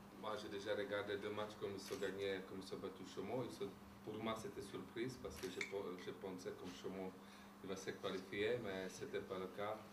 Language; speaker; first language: French; non-native, fluent; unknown